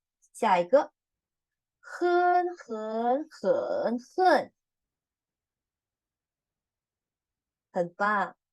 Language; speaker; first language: Chinese; non-native, fluent; Indonesian